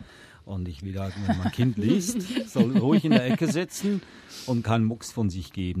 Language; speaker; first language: German; native; German